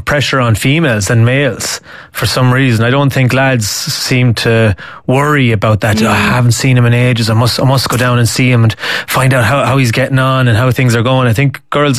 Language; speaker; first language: English; native; English